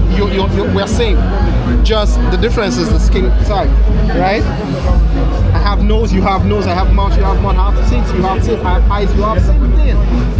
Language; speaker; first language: English; non-native, learner; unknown